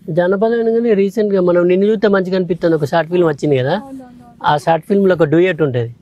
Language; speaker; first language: Telugu; native; Telugu